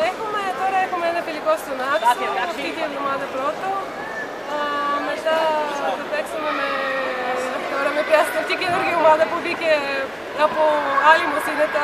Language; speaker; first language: Greek; non-native, fluent; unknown